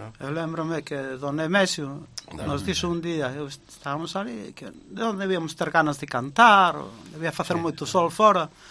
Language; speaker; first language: Galician; native; Galician